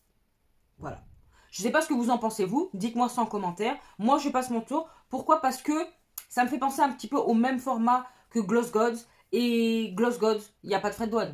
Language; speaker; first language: French; native; French